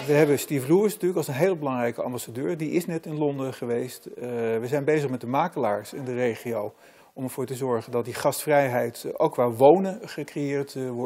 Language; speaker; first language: Dutch; native; Dutch